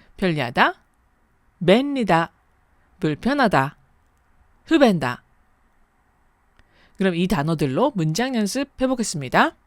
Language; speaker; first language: Korean; native; Korean